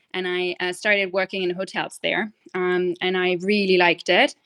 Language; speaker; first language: English; non-native, fluent; German